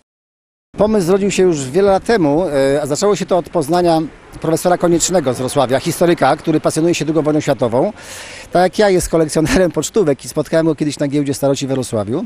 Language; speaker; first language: Polish; native; Polish